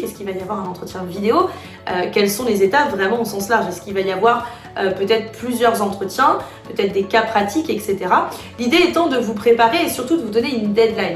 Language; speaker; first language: French; native; French